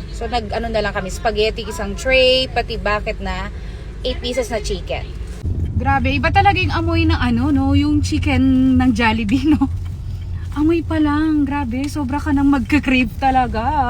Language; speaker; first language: Filipino; non-native, local second language; Pampanga